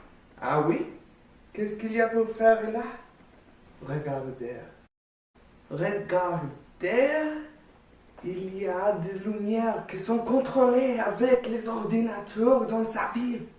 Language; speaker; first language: French; non-native, learner; English